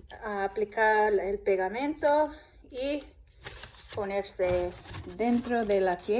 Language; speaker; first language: Spanish; non-native, learner; English